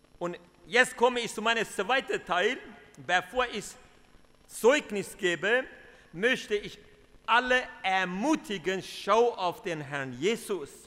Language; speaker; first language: German; non-native, fluent; Kurdish